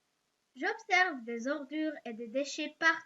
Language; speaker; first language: French; non-native, local second language; Arabic